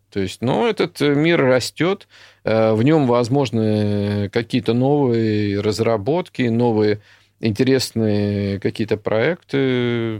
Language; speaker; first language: Russian; native; Russian